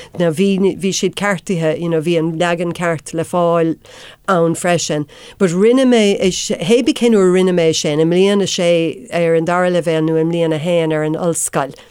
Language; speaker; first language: Irish; non-native, local second language; English